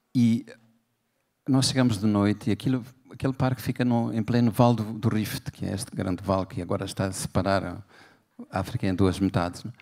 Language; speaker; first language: Portuguese; native; Portuguese